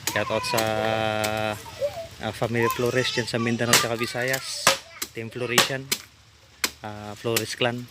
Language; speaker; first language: Filipino; non-native, local second language; Iloko